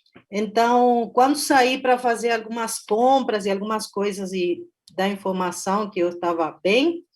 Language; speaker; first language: Portuguese; non-native, fluent; Spanish